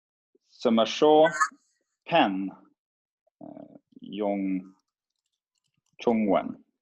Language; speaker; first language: Chinese; non-native, learner; Swedish